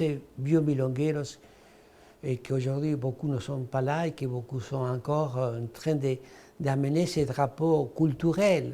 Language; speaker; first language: French; non-native, fluent; Spanish